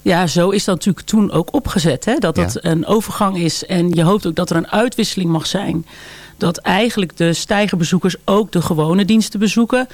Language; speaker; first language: Dutch; native; Dutch